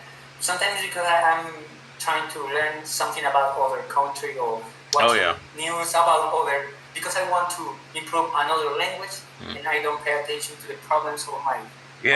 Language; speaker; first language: English; non-native, fluent; Spanish